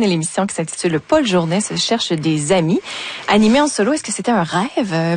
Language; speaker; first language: French; native; French